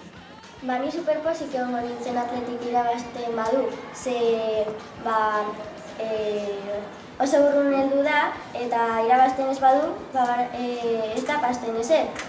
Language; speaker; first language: Basque; non-native, local second language; Spanish